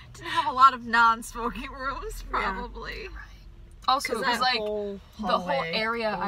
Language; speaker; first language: English; native; English